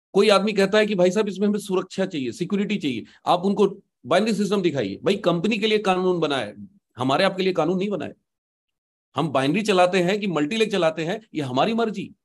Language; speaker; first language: Hindi; native; Hindi